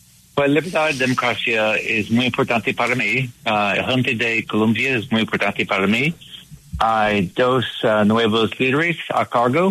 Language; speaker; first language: Spanish; non-native, learner; English